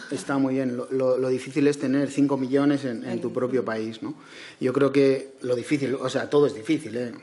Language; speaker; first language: Spanish; native; Spanish